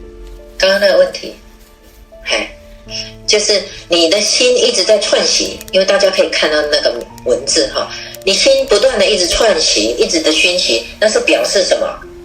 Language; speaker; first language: Chinese; native; Chinese